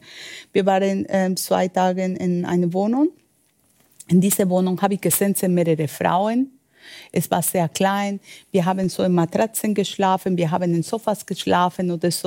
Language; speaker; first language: German; non-native, learner; Spanish